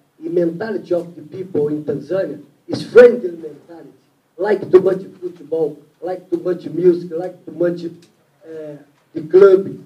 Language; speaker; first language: English; non-native, learner; Portuguese